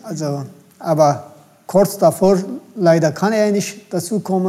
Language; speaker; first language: German; non-native, fluent; Turkish